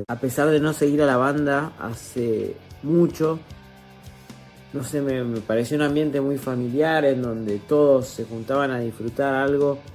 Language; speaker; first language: Spanish; native; Spanish